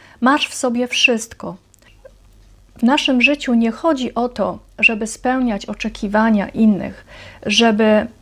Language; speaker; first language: Polish; native; Polish